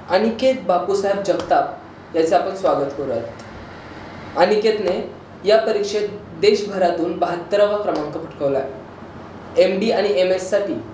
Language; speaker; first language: Marathi; native; Marathi